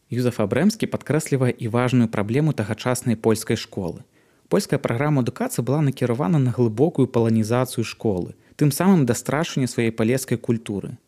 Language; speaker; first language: Belarusian; native; Belarusian